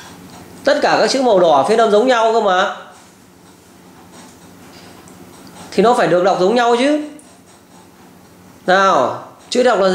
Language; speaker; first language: Vietnamese; native; Vietnamese